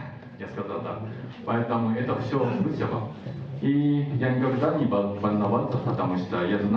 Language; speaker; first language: Russian; non-native, learner; Japanese